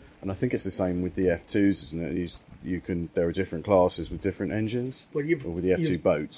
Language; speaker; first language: English; native; English